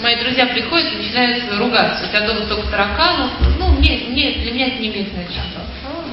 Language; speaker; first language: Russian; native; Russian